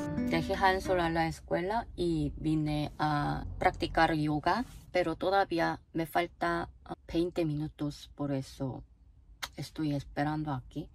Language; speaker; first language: Spanish; non-native, fluent; Korean